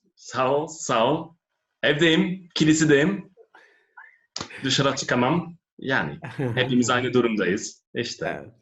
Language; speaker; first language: Turkish; non-native, fluent; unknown